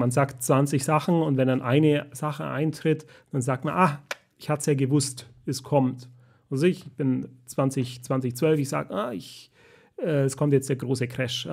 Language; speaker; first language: German; native; German